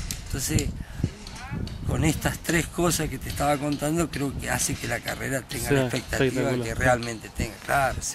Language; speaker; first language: Spanish; native; Spanish